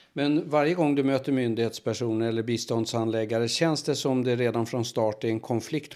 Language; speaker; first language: Swedish; native; Swedish